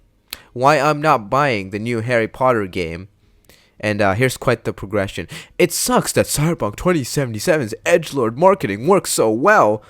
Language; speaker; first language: English; native; English